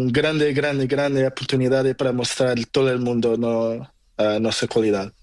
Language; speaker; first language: Spanish; non-native, learner; Portuguese